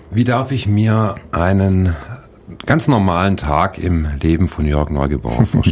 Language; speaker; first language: German; native; German